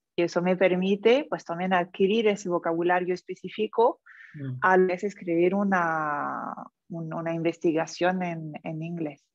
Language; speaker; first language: Spanish; non-native, fluent; French